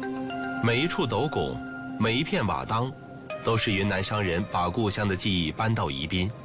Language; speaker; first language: Chinese; native; Chinese